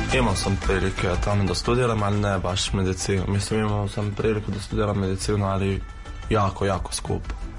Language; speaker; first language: Croatian; non-native, fluent; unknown